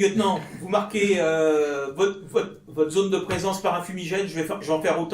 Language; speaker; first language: French; native; French